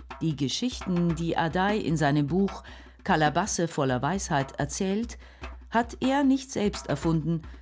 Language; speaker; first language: German; native; German